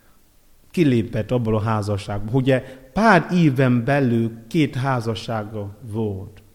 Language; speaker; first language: Hungarian; non-native, learner; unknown